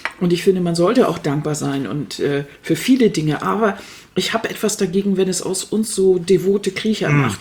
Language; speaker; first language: German; native; German